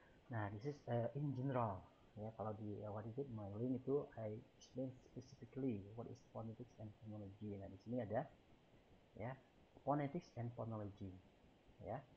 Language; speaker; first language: English; non-native, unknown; Indonesian